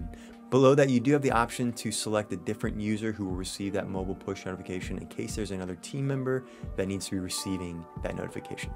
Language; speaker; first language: English; native; English